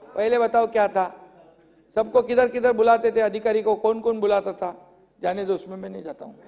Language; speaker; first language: Hindi; non-native, local second language; Marathi